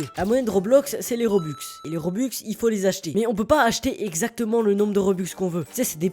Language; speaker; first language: French; native; French